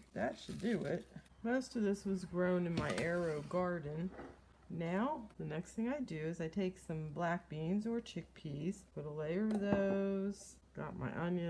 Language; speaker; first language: English; native; English